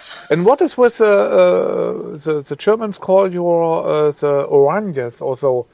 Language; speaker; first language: English; non-native, learner; German